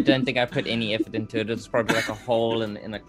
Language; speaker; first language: English; native; English